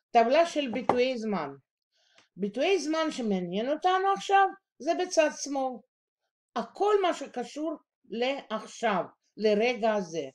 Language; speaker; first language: Hebrew; non-native, fluent; Russian